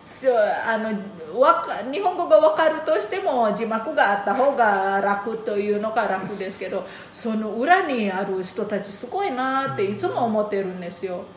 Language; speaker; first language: Japanese; non-native, fluent; Indonesian